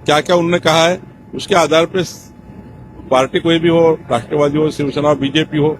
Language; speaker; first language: Hindi; non-native, local second language; Marathi